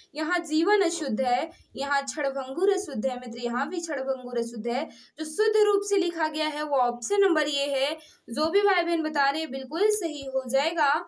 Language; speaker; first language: Hindi; native; Hindi